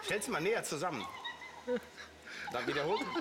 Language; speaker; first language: German; native; German